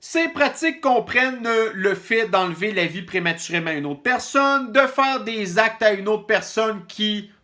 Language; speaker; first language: French; native; French